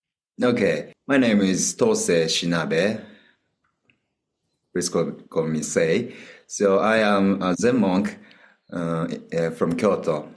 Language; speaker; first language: English; non-native, learner; Japanese